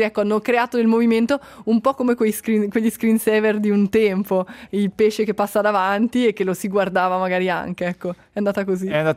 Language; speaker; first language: Italian; native; Italian